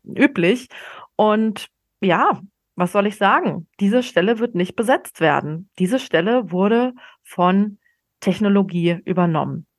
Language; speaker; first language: German; native; German